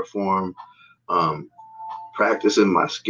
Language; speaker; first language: English; native; English